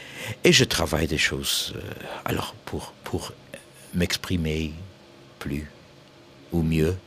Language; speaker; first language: French; non-native, fluent; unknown